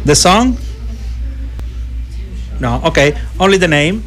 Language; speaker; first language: English; non-native, learner; Italian